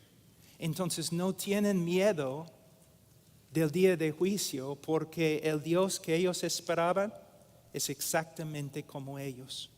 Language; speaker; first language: Spanish; non-native, fluent; English